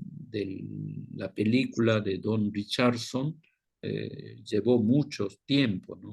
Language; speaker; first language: Spanish; non-native, fluent; Korean